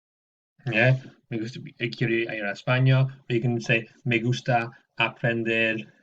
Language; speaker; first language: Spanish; non-native, fluent; English